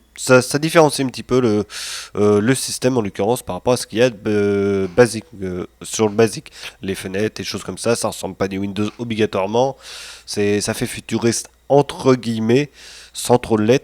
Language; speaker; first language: French; native; French